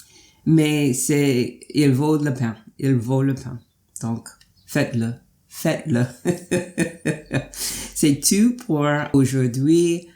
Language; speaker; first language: French; non-native, fluent; English